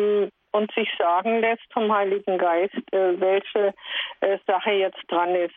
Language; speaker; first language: German; native; German